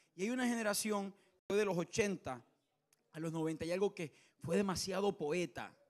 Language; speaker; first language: Spanish; native; Spanish